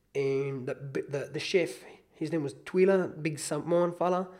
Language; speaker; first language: English; non-native, fluent; Hebrew